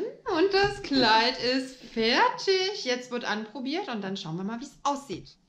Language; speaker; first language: German; native; German